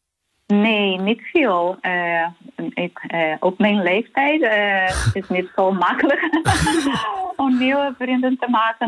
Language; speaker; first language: Dutch; non-native, learner; Portuguese